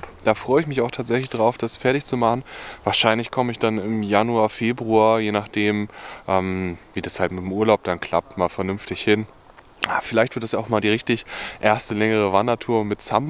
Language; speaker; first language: German; native; German